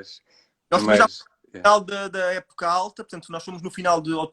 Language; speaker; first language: Portuguese; native; Portuguese